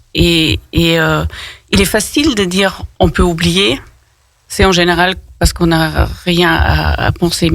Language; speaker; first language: French; non-native, fluent; German